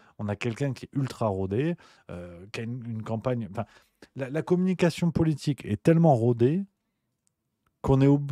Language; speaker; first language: French; native; French